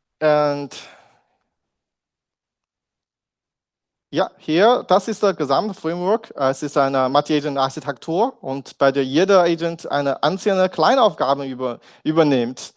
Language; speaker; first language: German; non-native, learner; Chinese